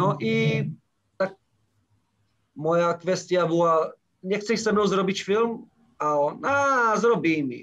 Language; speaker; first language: Polish; non-native, learner; Czech